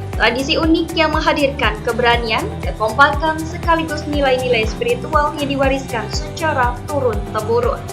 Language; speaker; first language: Indonesian; native; Indonesian